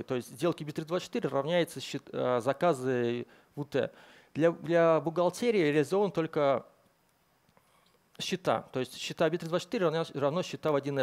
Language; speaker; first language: Russian; native; Russian